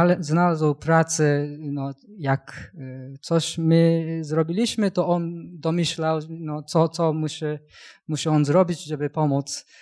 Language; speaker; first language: Polish; non-native, learner; Japanese